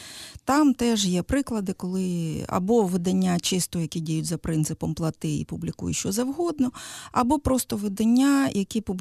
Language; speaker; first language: Ukrainian; native; Ukrainian